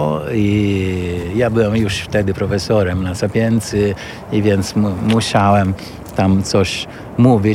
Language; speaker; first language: Polish; non-native, fluent; Italian